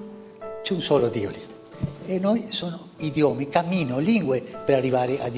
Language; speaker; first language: Italian; non-native, fluent; Spanish